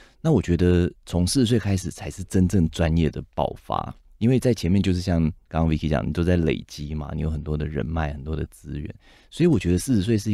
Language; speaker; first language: Chinese; native; Chinese